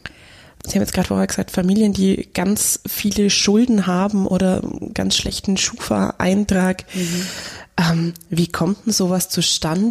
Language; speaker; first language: German; native; German